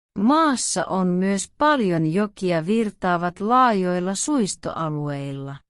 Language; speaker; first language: Finnish; non-native, learner; Vietnamese